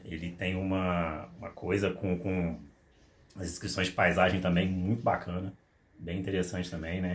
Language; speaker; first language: Portuguese; native; Portuguese